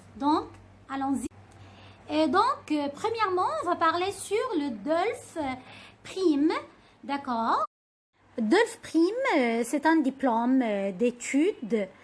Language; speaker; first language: French; non-native, fluent; Arabic